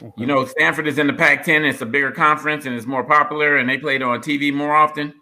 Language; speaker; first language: English; native; English